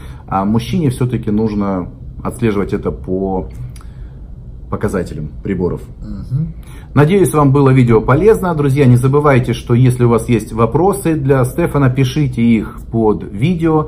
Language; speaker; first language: Russian; native; Russian